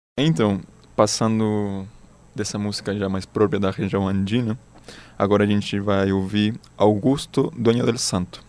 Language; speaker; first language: Portuguese; non-native, fluent; Spanish